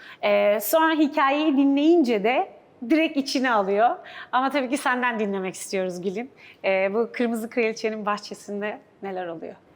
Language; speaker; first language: Turkish; native; Turkish